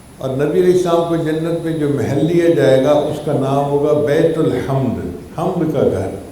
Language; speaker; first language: Urdu; non-native, local second language; Punjabi